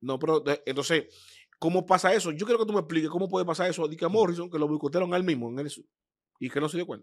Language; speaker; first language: Spanish; native; Spanish